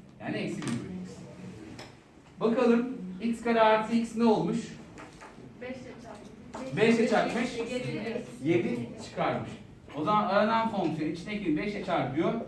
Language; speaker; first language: Turkish; native; Turkish